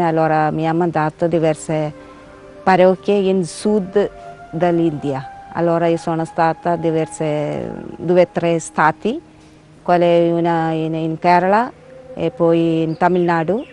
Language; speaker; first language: Italian; non-native, learner; Malayalam